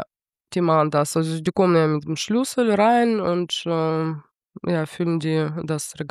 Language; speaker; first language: German; non-native, fluent; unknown